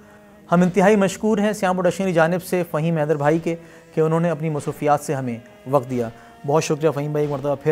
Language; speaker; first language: Urdu; native; Urdu